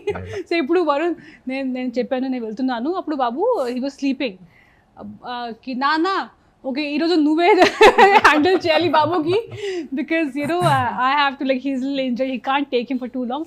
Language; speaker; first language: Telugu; non-native, local second language; Hindi